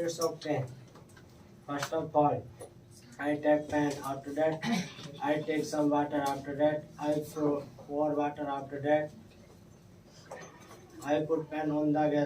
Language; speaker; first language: English; non-native, learner; Hindi